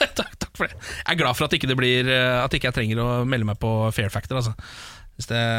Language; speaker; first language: Norwegian; native; Norwegian